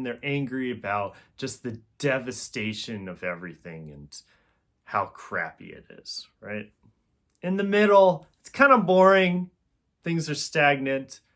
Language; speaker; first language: English; native; English